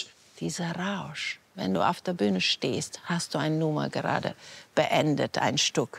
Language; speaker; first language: German; non-native, fluent; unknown